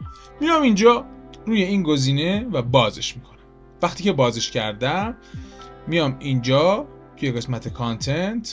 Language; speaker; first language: Persian; native; Persian